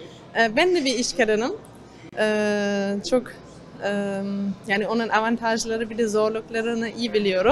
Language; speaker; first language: Turkish; non-native, fluent; German